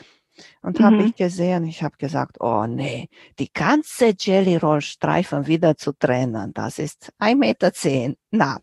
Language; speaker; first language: German; non-native, fluent; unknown